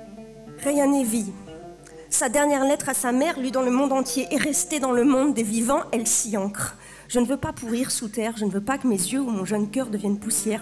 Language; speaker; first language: French; native; French